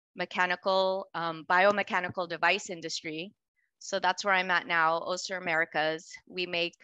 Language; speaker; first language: English; native; English